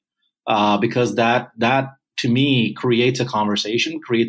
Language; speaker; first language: English; non-native, local second language; Punjabi